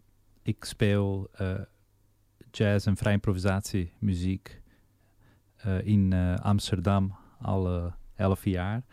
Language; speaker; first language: Dutch; non-native, fluent; Portuguese